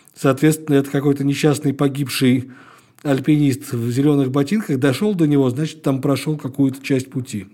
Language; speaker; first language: Russian; native; Russian